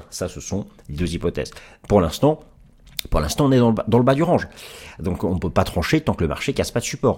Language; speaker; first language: French; native; French